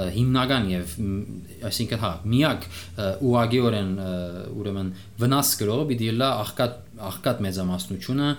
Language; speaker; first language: Armenian; early bilingual, heritage; Armenian